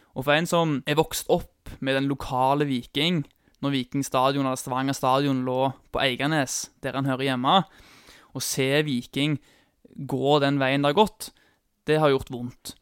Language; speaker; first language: Norwegian; native; Norwegian